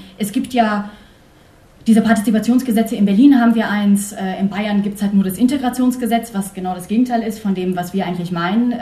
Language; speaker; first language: German; early bilingual, other home language; Persian